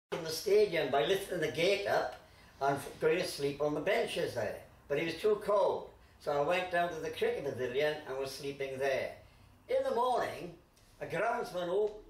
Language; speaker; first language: English; native; English